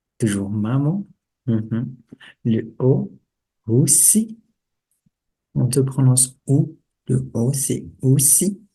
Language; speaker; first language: French; non-native, local second language; Malagasy